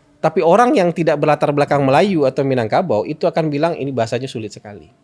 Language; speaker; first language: Indonesian; non-native, local second language; Minangkabau